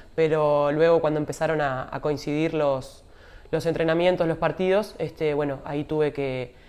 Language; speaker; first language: Spanish; native; Spanish